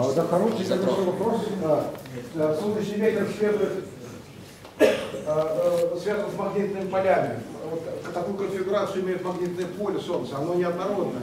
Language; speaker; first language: Russian; native; Russian